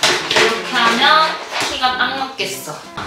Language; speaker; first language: Korean; native; Korean